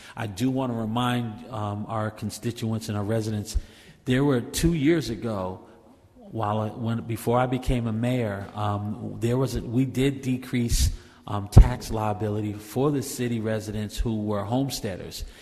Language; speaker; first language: English; native; English